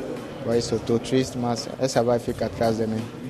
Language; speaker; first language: Portuguese; non-native, fluent; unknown